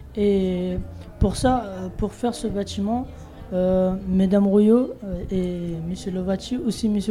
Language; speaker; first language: French; non-native, fluent; Bangla